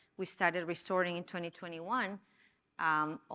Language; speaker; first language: English; non-native, fluent; Spanish